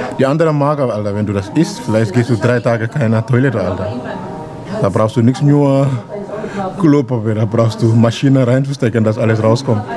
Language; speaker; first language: German; non-native, learner; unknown